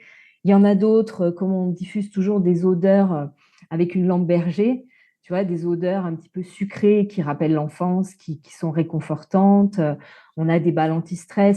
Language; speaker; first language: French; native; French